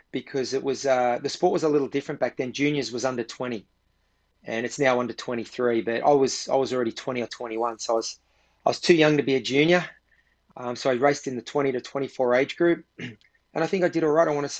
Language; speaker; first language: English; native; English